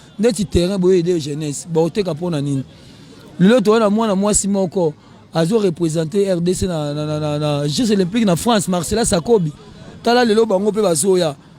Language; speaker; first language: Lingala; native; Lingala